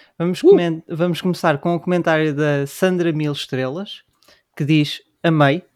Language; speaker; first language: Portuguese; native; Portuguese